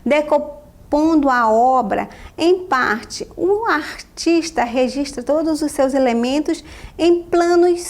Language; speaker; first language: Portuguese; native; Portuguese